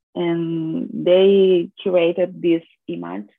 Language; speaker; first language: English; non-native, learner; Spanish